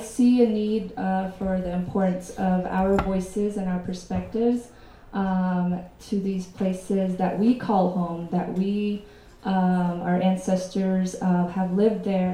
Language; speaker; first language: English; native; English